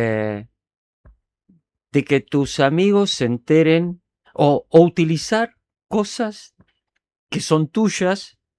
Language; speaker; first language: Spanish; native; Spanish